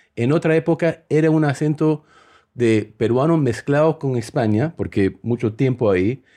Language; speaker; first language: Spanish; early bilingual, heritage; Spanish